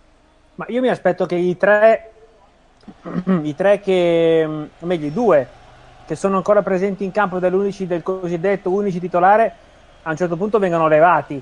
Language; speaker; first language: Italian; native; Italian